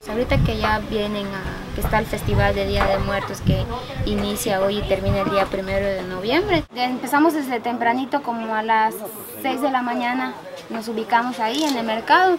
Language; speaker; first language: Spanish; native; Spanish